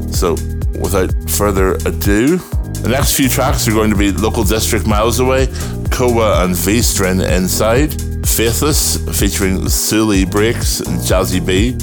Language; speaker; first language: English; native; English